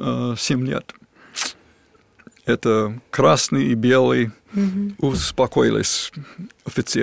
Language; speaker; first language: Russian; non-native, fluent; English